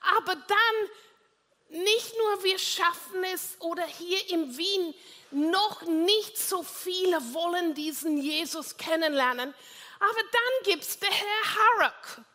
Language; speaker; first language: German; non-native, fluent; English